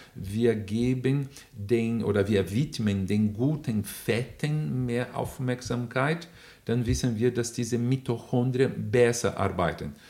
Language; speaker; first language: German; non-native, fluent; Portuguese